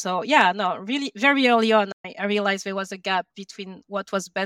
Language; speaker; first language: English; non-native, fluent; French